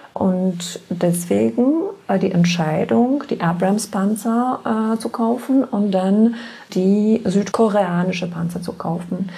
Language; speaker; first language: German; non-native, fluent; Polish